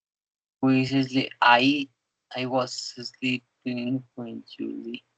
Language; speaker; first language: English; non-native, learner; Spanish